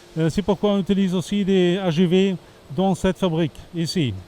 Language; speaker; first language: French; non-native, fluent; German